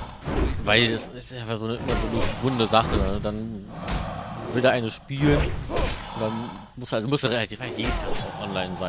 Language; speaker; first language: German; native; German